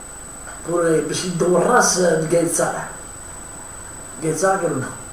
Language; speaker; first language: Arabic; native; Arabic